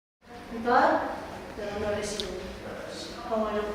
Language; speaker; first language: Spanish; non-native, learner; Arabic